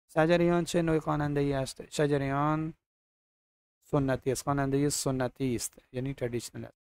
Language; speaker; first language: Persian; non-native, fluent; Urdu